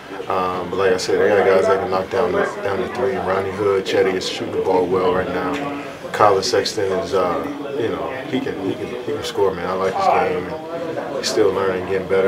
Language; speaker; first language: English; native; English